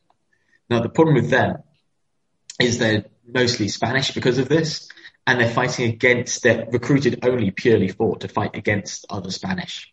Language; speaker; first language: English; native; English